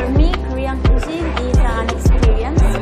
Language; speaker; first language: English; non-native, fluent; Italian